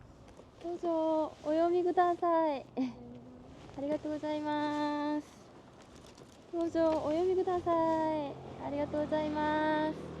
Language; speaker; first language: Japanese; non-native, learner; Korean